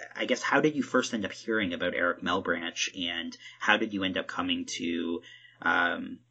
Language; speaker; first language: English; native; English